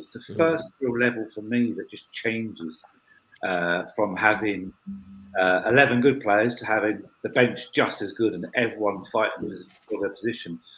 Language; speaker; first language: English; native; English